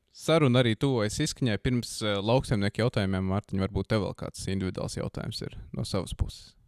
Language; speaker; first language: Latvian; native; Latvian